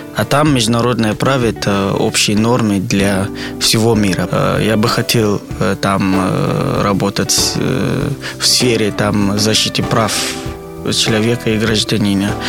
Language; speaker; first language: Russian; non-native, fluent; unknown